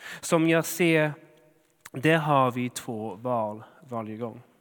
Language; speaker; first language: Swedish; non-native, fluent; English